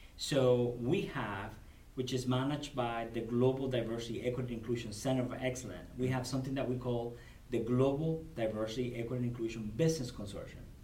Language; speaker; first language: English; non-native, fluent; Spanish